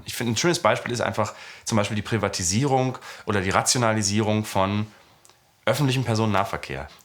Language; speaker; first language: German; native; German